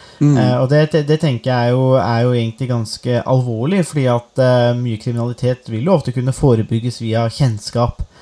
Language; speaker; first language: Norwegian; native; Norwegian